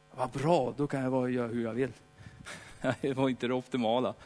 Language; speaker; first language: Swedish; native; Swedish